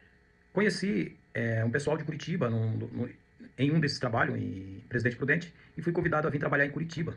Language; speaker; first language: Portuguese; native; Portuguese